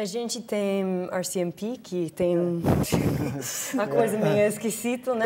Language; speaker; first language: Portuguese; non-native, fluent; English